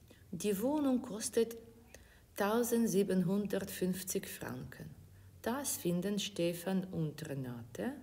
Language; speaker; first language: German; non-native, fluent; Ukrainian